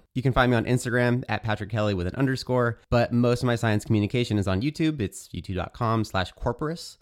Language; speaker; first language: English; native; English